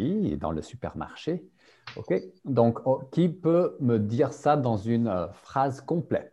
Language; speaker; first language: French; non-native, fluent; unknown